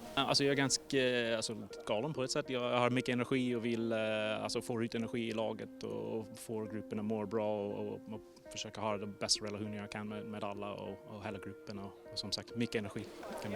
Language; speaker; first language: Swedish; non-native, fluent; English